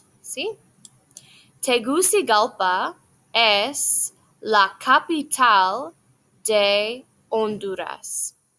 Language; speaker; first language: Spanish; non-native, fluent; English